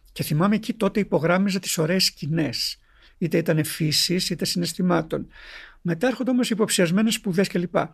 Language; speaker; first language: Greek; native; Greek